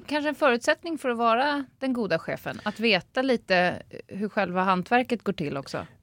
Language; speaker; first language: Swedish; native; Swedish